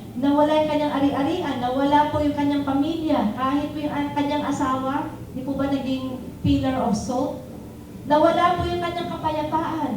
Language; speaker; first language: Filipino; native; Filipino